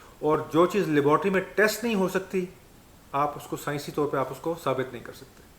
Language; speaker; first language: Urdu; non-native, local second language; Punjabi